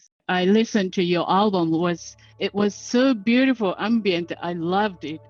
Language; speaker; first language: English; non-native, learner; Japanese